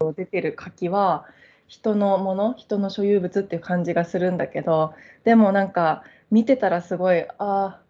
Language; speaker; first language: Japanese; native; Japanese